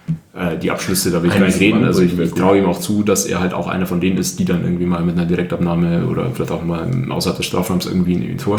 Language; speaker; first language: German; native; German